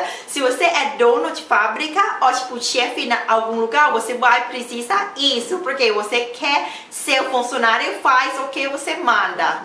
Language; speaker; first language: Portuguese; non-native, learner; Thai